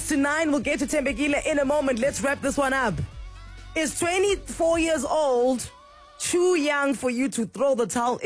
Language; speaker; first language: English; non-native, local second language; Xhosa